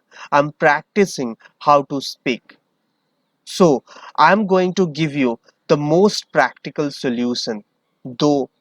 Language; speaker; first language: English; non-native, learner; Hindi